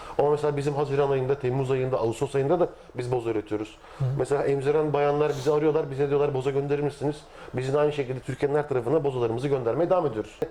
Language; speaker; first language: Turkish; native; Turkish